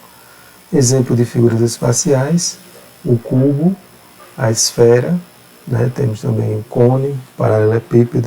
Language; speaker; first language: Portuguese; native; Portuguese